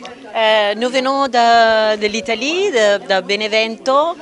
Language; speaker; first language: French; non-native, fluent; Italian